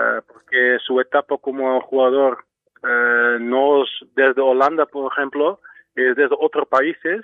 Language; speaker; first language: Spanish; non-native, fluent; Dutch